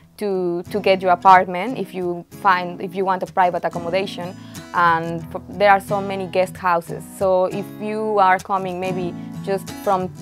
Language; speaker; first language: English; non-native, fluent; Spanish